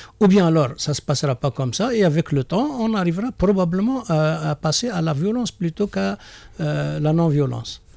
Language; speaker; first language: French; non-native, local second language; Arabic